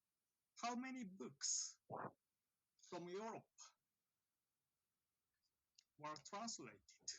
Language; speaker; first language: English; non-native, fluent; Japanese